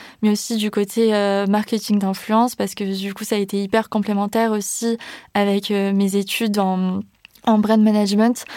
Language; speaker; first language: French; native; French